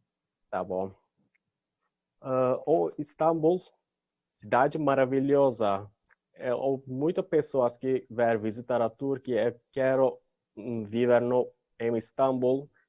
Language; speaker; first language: Portuguese; non-native, learner; Turkish